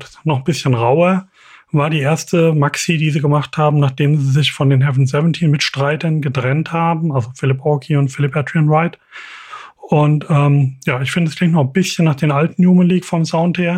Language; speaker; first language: German; native; German